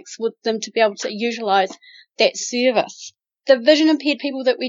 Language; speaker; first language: English; native; English